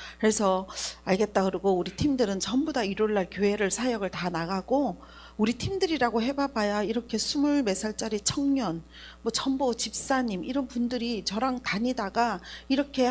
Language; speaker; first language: Korean; native; Korean